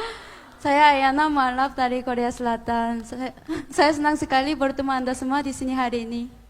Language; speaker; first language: Indonesian; non-native, fluent; Korean